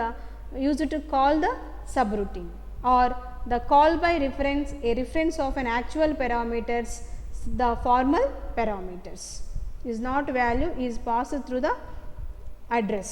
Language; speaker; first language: English; non-native, local second language; Telugu